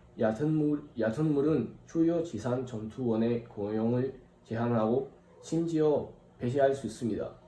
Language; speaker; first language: Korean; non-native, fluent; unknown